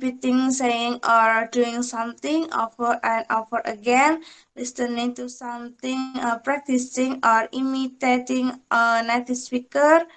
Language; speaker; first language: English; non-native, learner; Indonesian